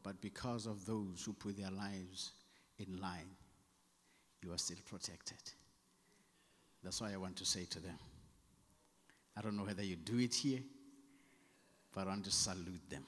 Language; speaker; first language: English; non-native, local second language; Southern Sotho